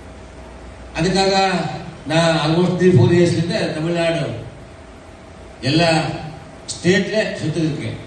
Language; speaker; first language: Tamil; non-native, learner; Kannada